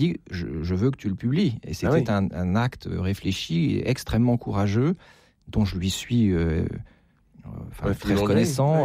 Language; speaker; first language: French; native; French